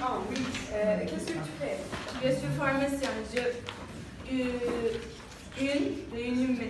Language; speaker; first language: French; non-native, learner; Turkish